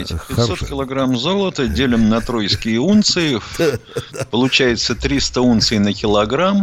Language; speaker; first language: Russian; native; Russian